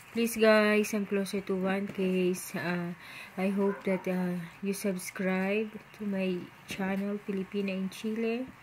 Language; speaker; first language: English; non-native, local second language; Filipino